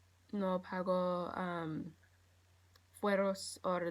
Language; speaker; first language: Spanish; non-native, learner; English